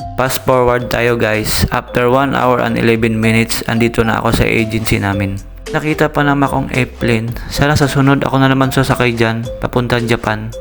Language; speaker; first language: Filipino; native; Filipino